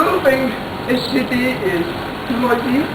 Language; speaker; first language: English; non-native, learner; Cantonese